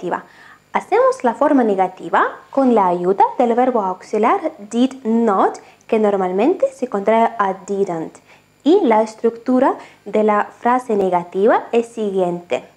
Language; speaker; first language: Spanish; non-native, fluent; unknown